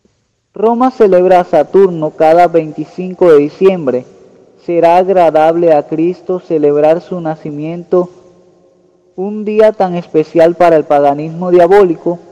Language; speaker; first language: Spanish; native; Spanish